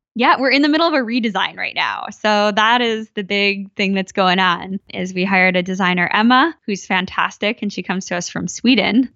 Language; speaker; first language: English; native; English